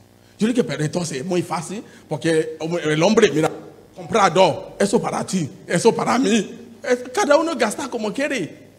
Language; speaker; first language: Spanish; non-native, learner; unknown